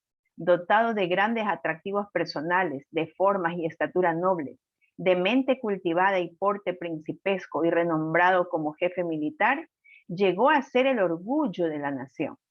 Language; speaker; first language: Spanish; native; Spanish